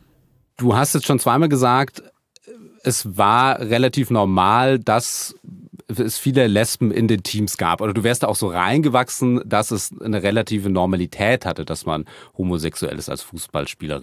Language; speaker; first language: German; native; German